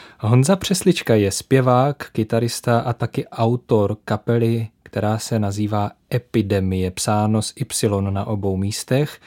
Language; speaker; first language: Czech; native; Czech